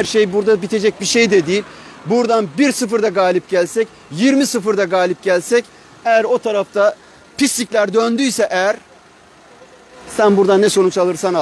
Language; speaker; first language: Turkish; native; Turkish